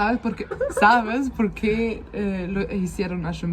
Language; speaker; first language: Spanish; non-native, fluent; German